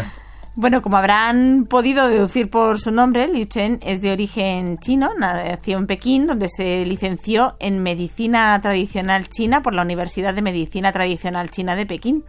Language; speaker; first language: Spanish; native; Spanish